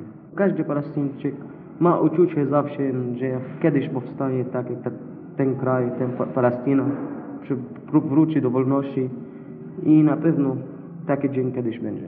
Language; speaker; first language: Polish; non-native, learner; Arabic